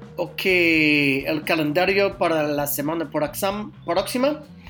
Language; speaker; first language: Spanish; non-native, learner; English